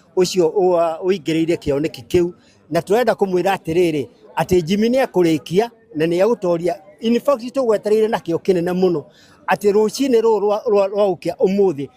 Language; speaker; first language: Kikuyu; native; Kikuyu